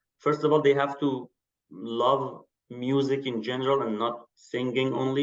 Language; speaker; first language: English; non-native, fluent; Persian